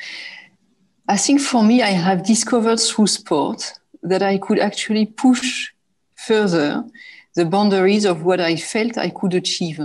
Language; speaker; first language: English; non-native, fluent; French